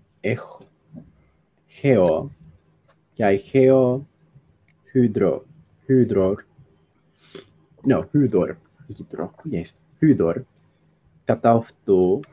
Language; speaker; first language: Greek; non-native, learner; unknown